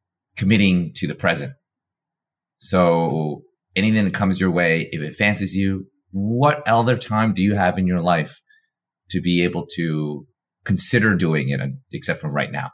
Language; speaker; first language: English; native; English